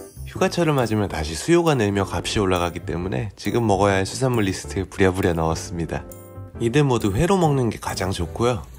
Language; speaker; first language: Korean; native; Korean